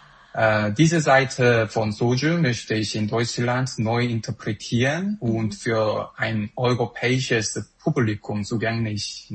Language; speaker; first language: German; non-native, fluent; Korean